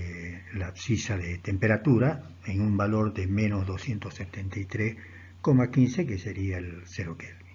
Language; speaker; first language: Spanish; native; Spanish